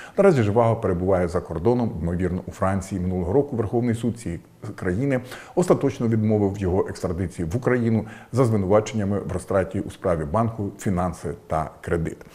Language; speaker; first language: Ukrainian; native; Ukrainian